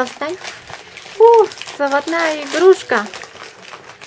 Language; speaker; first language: Russian; native; Russian